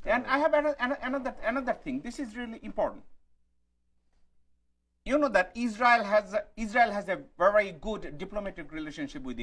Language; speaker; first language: English; non-native, fluent; Bangla